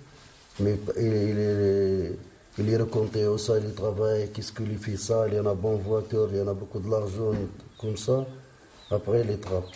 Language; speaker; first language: French; non-native, learner; Arabic